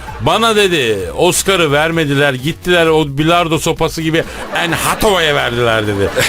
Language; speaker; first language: Turkish; native; Turkish